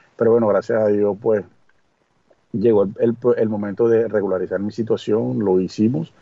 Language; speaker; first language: Spanish; native; Spanish